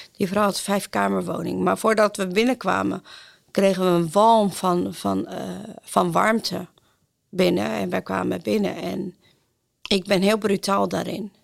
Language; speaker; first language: Dutch; non-native, fluent; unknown